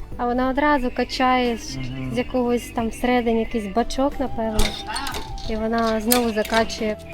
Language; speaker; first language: Ukrainian; native; Ukrainian